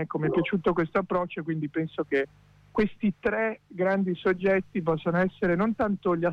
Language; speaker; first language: Italian; native; Italian